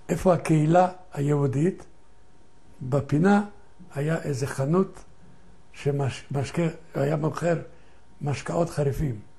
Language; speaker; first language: Hebrew; non-native, fluent; Ladino